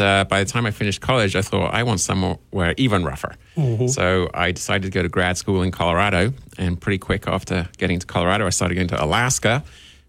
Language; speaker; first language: English; native; English